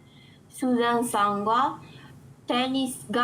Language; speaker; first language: Japanese; non-native, learner; Malay